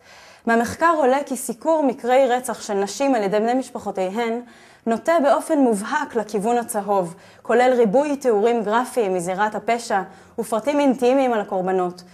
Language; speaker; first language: Hebrew; native; Hebrew